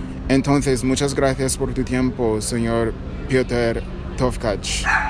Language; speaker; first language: Spanish; non-native, fluent; English